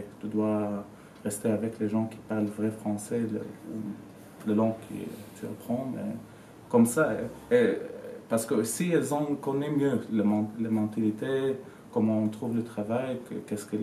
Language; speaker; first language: French; non-native, learner; Arabic